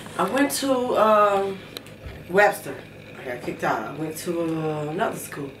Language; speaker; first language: English; native; English